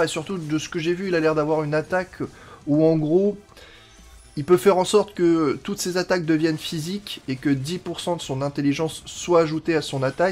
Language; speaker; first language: French; native; French